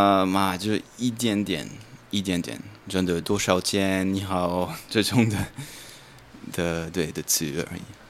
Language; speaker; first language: Chinese; non-native, learner; French